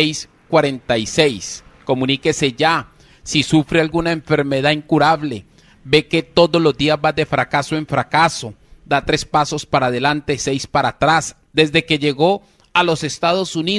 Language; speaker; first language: Spanish; native; Spanish